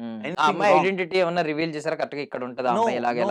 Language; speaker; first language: Telugu; native; Telugu